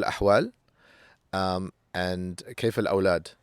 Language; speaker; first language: Arabic; non-native, fluent; English